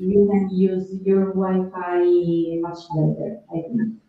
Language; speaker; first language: English; non-native, fluent; Italian